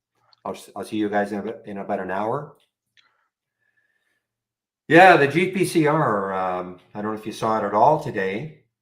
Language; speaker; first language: English; native; English